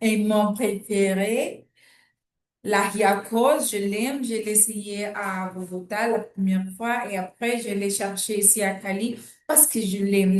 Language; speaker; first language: French; non-native, learner; Spanish